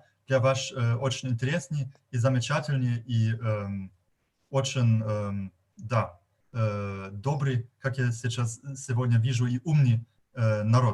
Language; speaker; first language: Russian; non-native, fluent; German